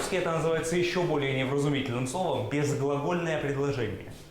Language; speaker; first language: Russian; native; Russian